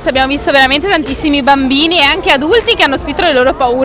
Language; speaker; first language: Italian; native; Italian